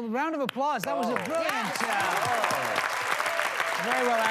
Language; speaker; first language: English; native; English